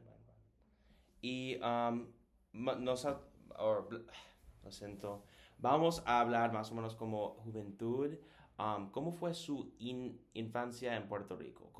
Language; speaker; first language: Spanish; non-native, learner; English